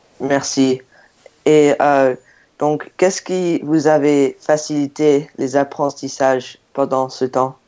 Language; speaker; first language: French; non-native, fluent; English